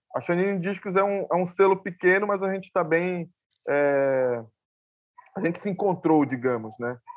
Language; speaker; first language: Portuguese; native; Portuguese